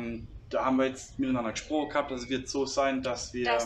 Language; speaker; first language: German; native; German